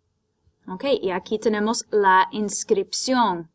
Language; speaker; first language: Spanish; non-native, fluent; English